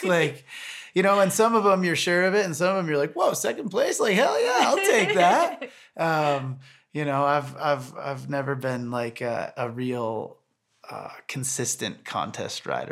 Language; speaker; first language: English; native; English